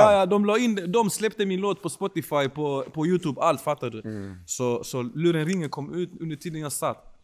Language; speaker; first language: Swedish; early bilingual, other home language; Spanish